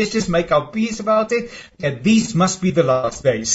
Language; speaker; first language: English; non-native, local second language; Afrikaans